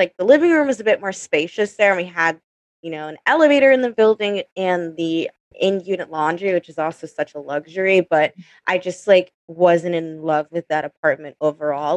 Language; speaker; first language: English; native; English